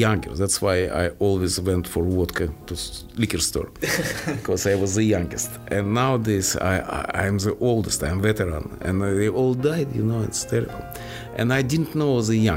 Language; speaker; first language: English; non-native, fluent; Russian